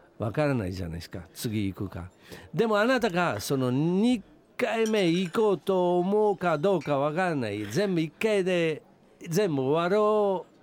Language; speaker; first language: Japanese; non-native, fluent; Italian